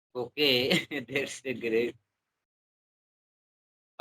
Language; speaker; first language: English; non-native, learner; Hindi